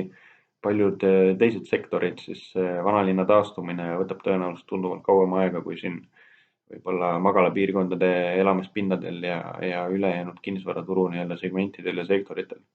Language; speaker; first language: Estonian; native; Estonian